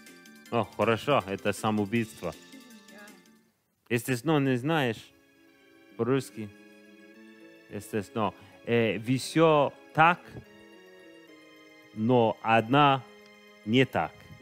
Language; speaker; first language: Russian; non-native, learner; English